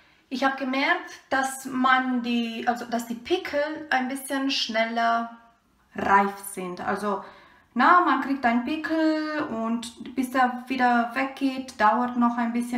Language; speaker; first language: German; non-native, fluent; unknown